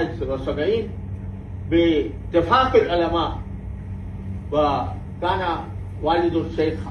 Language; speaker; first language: Arabic; non-native, fluent; Urdu